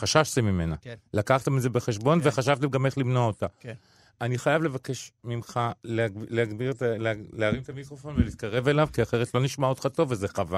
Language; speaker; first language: Hebrew; native; Hebrew